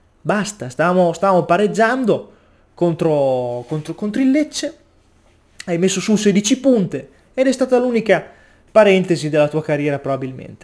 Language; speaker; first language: Italian; native; Italian